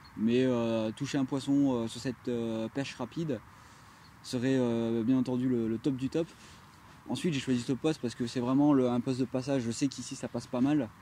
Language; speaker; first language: French; native; French